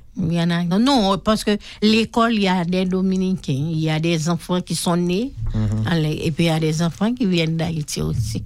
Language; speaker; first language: French; non-native, local second language; Haitian Creole